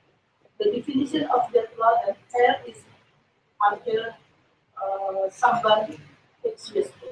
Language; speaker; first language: English; non-native, learner; Indonesian